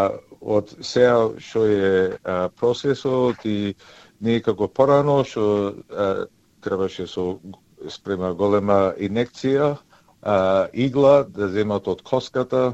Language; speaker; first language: Macedonian; early bilingual, heritage; Macedonian